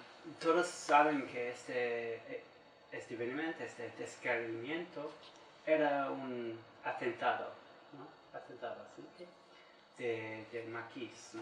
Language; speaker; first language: Spanish; non-native, learner; English